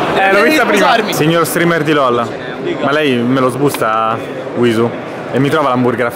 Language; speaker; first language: Italian; native; Italian